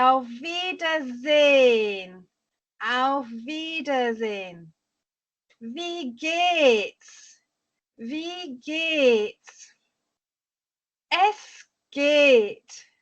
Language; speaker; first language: German; non-native, fluent; English